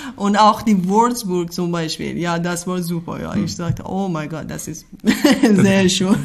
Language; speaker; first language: German; non-native, learner; Persian